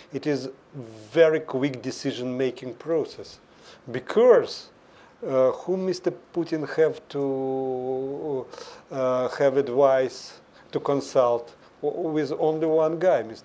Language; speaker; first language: English; non-native, fluent; Russian